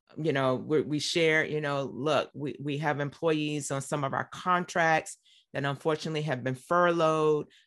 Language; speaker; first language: English; native; English